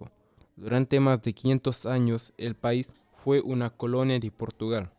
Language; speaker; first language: Spanish; non-native, learner; French